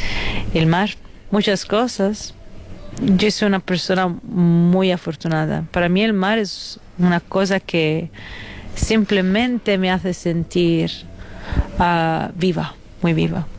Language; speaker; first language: Spanish; non-native, fluent; Italian